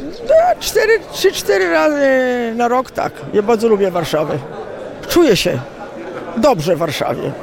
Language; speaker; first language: Polish; early bilingual, heritage; Italian